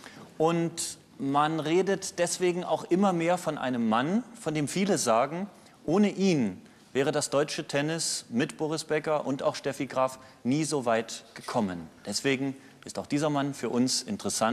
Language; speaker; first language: German; native; German